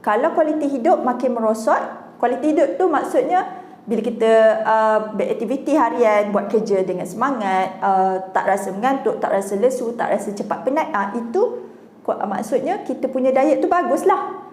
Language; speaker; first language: Malay; native; Malay